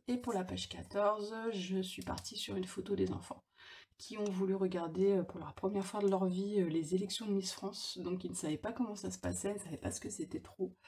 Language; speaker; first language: French; native; French